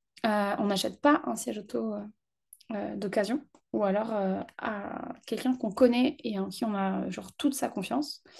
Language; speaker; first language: French; native; French